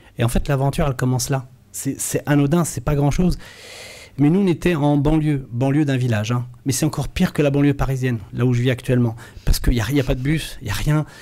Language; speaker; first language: French; early bilingual, other home language; Arabic